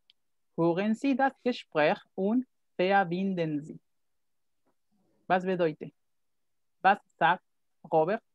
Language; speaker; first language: German; non-native, fluent; Spanish